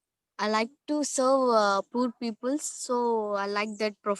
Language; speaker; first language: English; non-native, learner; Telugu